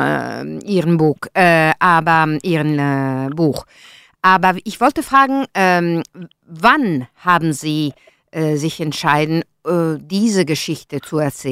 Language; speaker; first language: German; non-native, fluent; Italian